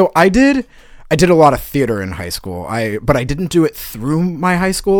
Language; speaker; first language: English; native; English